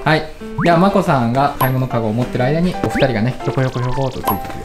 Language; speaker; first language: Japanese; native; Japanese